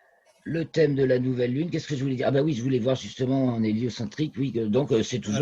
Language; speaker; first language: French; native; French